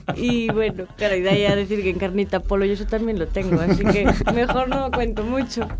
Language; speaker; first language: Spanish; native; Spanish